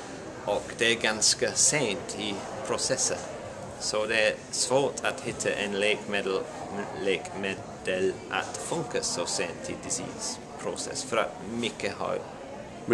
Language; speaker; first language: Swedish; non-native, learner; English